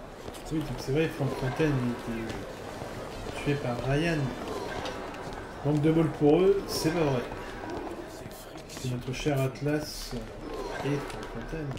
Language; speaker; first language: French; native; French